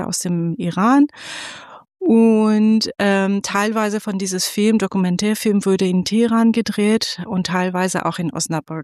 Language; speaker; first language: German; non-native, fluent; Persian